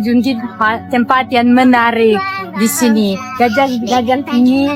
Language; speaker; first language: Indonesian; non-native, learner; Russian